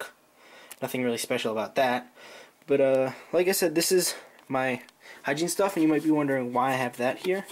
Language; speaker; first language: English; native; English